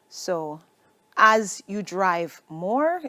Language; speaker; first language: English; native; English